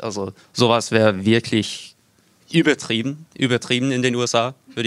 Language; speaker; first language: German; non-native, fluent; English